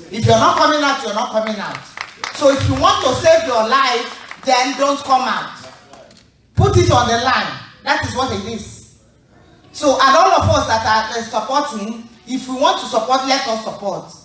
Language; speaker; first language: English; non-native, local second language; Igbo